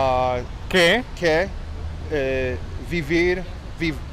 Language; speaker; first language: Spanish; non-native, learner; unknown